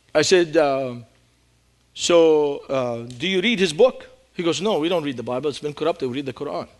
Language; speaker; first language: English; non-native, fluent; Arabic